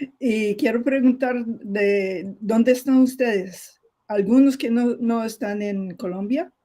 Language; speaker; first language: Spanish; non-native, fluent; English